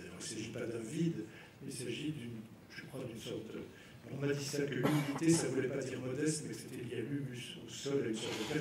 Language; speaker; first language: French; native; French